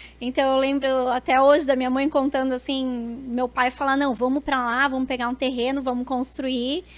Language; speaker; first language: Portuguese; early bilingual, other home language; Spanish